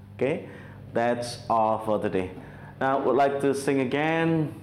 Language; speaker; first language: English; non-native, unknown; Indonesian